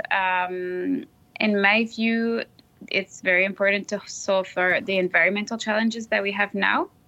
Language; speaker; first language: English; non-native, fluent; French